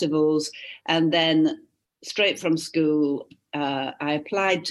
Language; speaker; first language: English; native; English